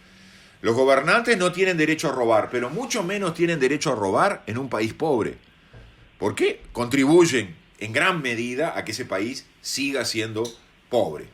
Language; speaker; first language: Spanish; native; Spanish